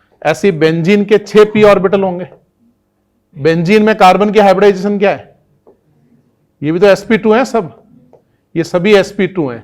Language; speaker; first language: Hindi; native; Hindi